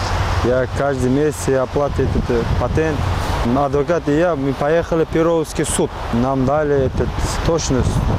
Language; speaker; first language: Russian; non-native, learner; Uzbek